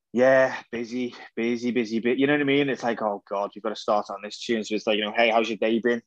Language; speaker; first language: English; native; English